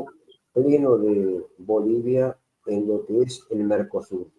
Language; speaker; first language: Spanish; native; Spanish